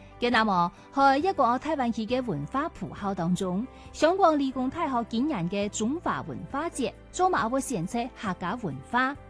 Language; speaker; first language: Chinese; non-native, local second language; Cantonese